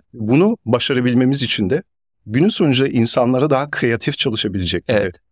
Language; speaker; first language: Turkish; early bilingual, heritage; Turkish